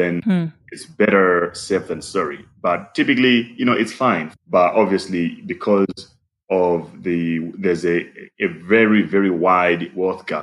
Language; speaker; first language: English; non-native, local second language; Nyanja